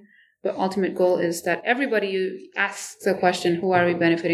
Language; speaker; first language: English; non-native, local second language; Nepali